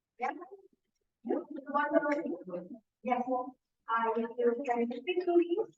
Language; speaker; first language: English; non-native, fluent; Indonesian